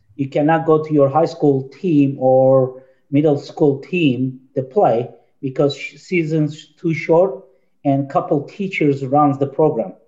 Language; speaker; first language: English; non-native, fluent; Turkish